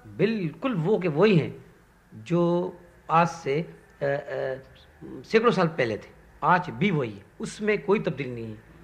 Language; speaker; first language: Urdu; non-native, local second language; Sindhi